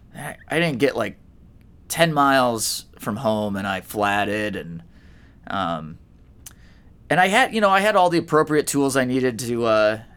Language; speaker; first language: English; native; English